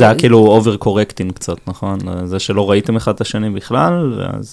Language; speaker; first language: Hebrew; native; Hebrew